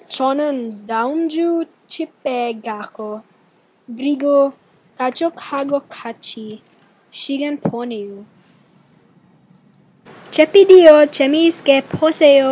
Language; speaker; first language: Korean; non-native, learner; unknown